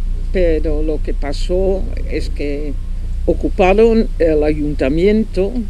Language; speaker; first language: Spanish; non-native, fluent; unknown